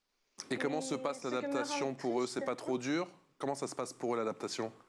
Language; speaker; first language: French; native; French